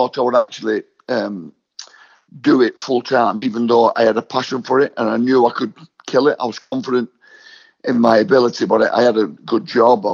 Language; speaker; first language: English; native; English